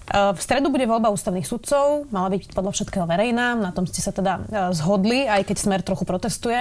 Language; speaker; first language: Slovak; native; Slovak